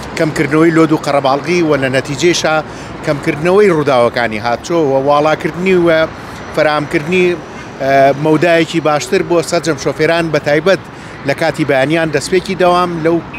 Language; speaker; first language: Central Kurdish; native; Central Kurdish